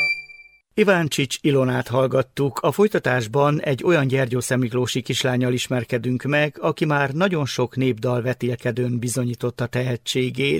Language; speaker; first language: Hungarian; native; Hungarian